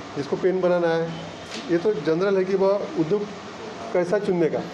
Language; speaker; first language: Hindi; non-native, local second language; Marathi